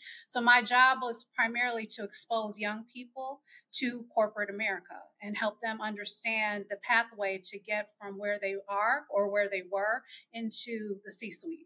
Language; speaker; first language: English; native; English